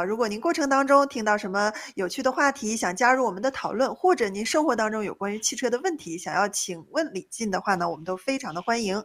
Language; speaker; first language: Chinese; native; Chinese